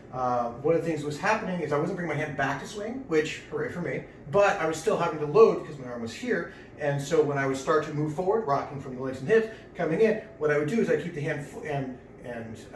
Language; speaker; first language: English; native; English